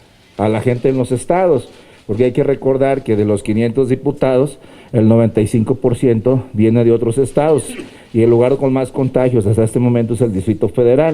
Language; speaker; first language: Spanish; native; Spanish